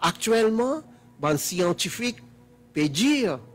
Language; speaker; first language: French; non-native, learner; Telugu